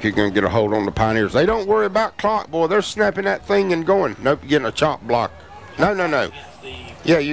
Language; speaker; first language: English; native; English